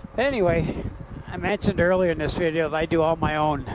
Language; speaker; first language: English; native; English